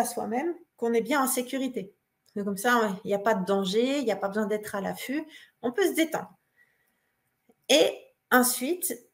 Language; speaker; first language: French; native; French